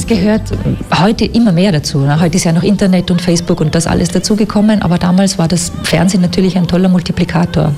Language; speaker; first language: German; native; German